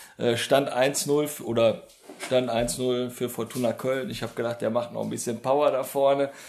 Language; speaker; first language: German; native; German